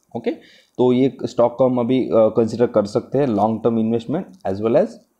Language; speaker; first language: Hindi; non-native, local second language; Marathi